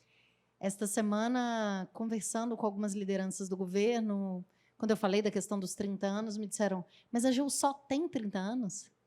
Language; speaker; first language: Portuguese; native; Portuguese